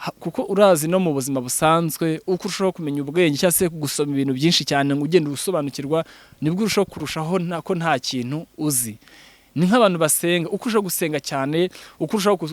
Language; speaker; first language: Kinyarwanda; native; Kinyarwanda